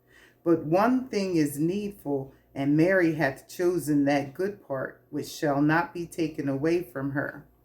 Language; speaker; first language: English; native; English